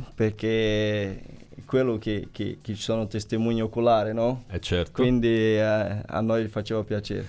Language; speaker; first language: Italian; non-native, fluent; Portuguese